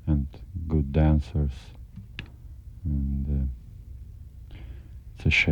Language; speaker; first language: English; non-native, learner; Russian